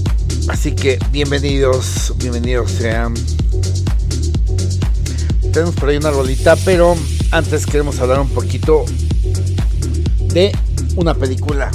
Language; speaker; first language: Spanish; native; Spanish